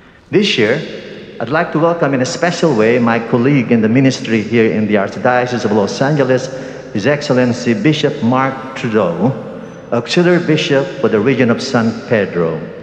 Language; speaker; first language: English; non-native, local second language; Pampanga